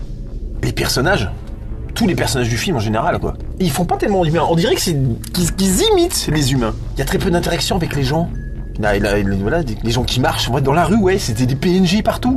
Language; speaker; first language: French; native; French